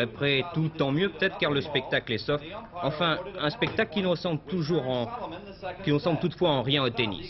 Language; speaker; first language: French; native; French